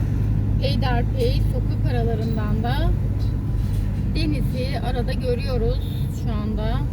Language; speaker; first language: Turkish; native; Turkish